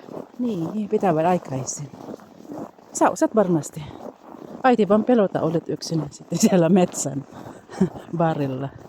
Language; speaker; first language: Finnish; non-native, learner; Bikol